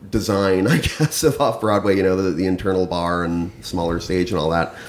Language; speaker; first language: English; native; English